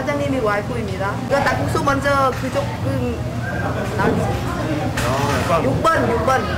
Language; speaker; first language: Korean; non-native, learner; Vietnamese